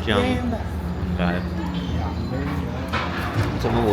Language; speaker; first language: Chinese; non-native, learner; German